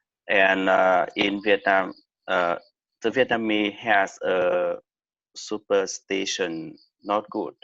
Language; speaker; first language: English; non-native, learner; Vietnamese